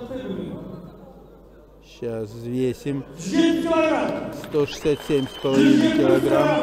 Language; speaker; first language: Russian; native; Russian